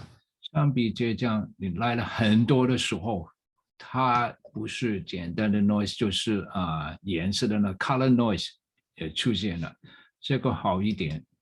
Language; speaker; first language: Chinese; non-native, fluent; English